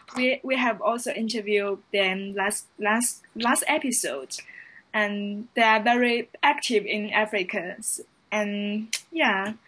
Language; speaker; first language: English; non-native, fluent; Chinese